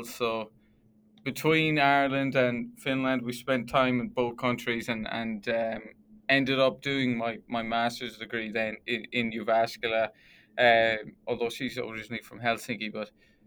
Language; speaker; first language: English; native; English